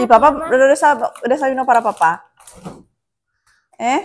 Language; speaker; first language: Spanish; non-native, fluent; Indonesian